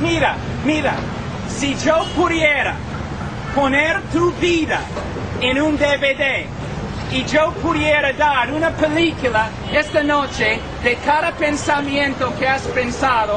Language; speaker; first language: Spanish; non-native, fluent; English